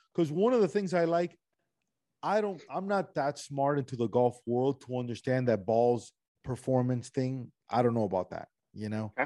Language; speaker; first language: English; native; English